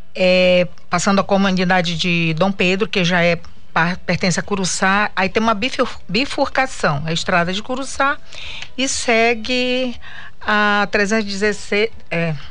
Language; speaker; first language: Portuguese; native; Portuguese